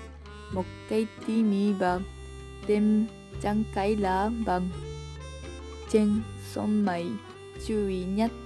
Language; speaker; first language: Vietnamese; non-native, learner; Japanese